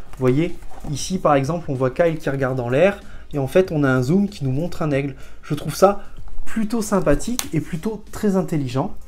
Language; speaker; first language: French; native; French